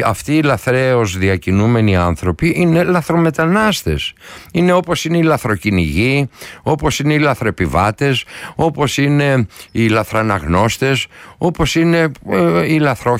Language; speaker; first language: Greek; native; Greek